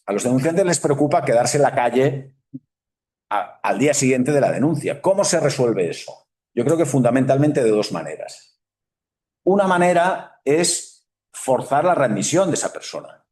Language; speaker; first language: Spanish; native; Spanish